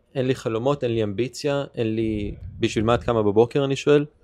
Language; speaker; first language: Hebrew; early bilingual, heritage; Hebrew